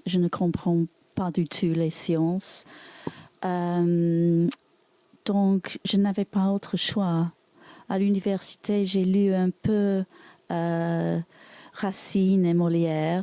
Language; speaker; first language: French; non-native, learner; English